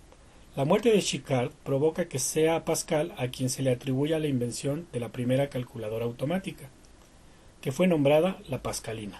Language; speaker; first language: Spanish; native; Spanish